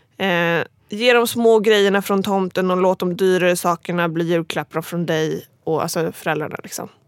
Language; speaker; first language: Swedish; native; Swedish